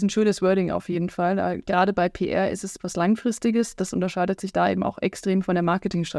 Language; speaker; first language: German; native; German